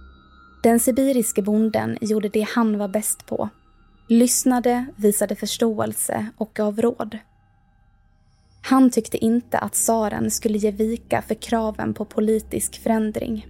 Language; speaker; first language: Swedish; native; Swedish